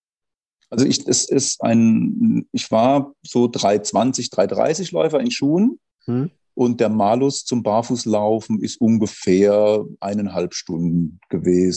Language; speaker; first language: German; native; German